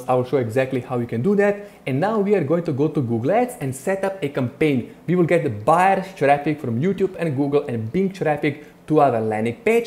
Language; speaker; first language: English; non-native, fluent; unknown